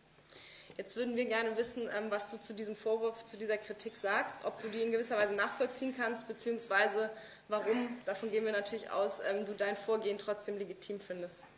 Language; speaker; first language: German; native; German